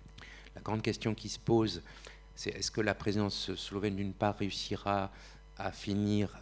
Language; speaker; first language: French; native; French